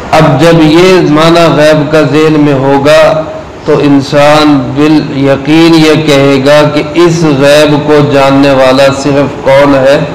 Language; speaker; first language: Urdu; non-native, local second language; Punjabi